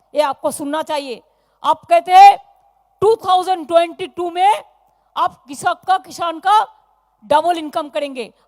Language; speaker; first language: Hindi; non-native, local second language; Bangla